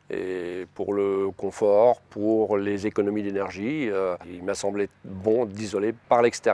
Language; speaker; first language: French; native; French